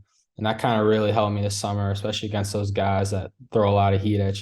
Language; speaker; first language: English; native; English